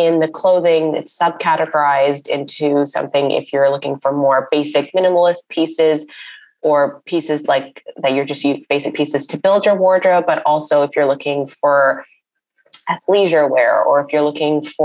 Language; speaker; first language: English; non-native, local second language; Urdu